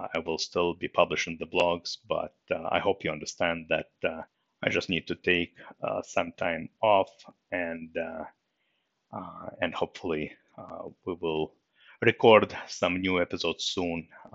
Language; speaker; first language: English; non-native, fluent; Russian